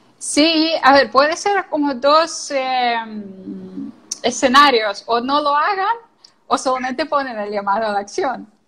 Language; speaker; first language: Spanish; non-native, fluent; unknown